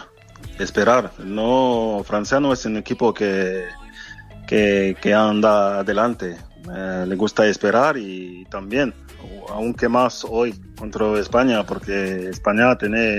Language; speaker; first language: Spanish; non-native, fluent; French